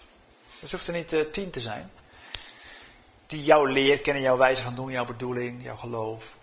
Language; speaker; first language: Dutch; native; Dutch